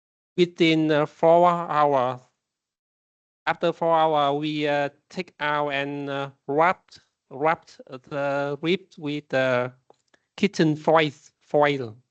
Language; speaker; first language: English; non-native, learner; Vietnamese